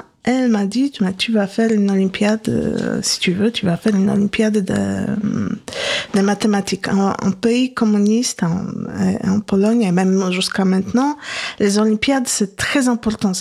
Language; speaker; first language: French; non-native, fluent; Polish